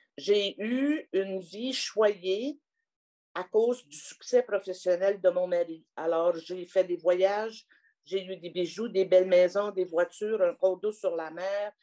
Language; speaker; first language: French; native; French